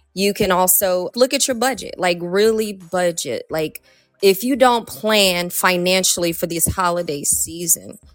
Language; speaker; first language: English; native; English